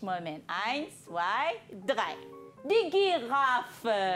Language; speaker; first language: German; non-native, fluent; Malay